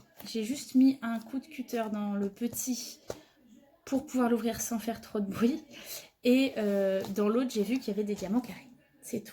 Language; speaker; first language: French; native; French